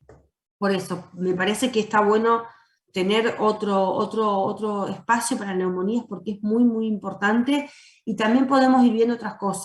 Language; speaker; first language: Spanish; native; Spanish